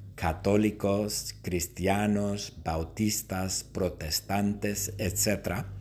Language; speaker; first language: Spanish; non-native, fluent; English